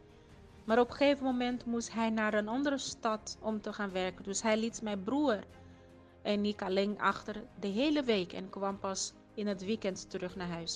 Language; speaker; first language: Dutch; non-native, fluent; Portuguese